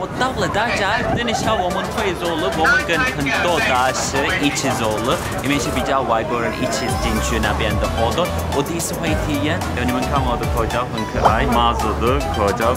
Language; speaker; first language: Chinese; non-native, learner; Turkish